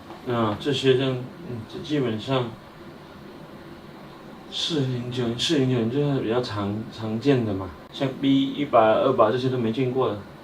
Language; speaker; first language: Chinese; native; Chinese